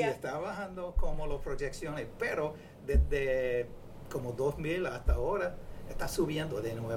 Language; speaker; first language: Spanish; non-native, fluent; English